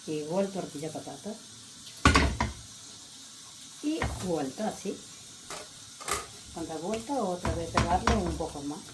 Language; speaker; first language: Spanish; non-native, learner; Malayalam